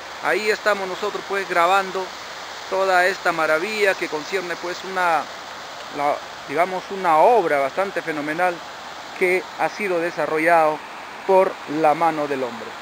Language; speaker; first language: Spanish; native; Spanish